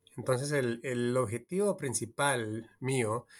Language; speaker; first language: Spanish; early bilingual, heritage; Spanish